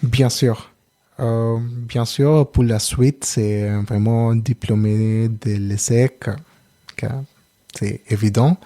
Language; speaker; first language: French; non-native, learner; Telugu